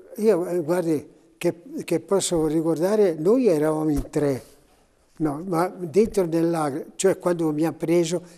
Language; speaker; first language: Italian; native; Italian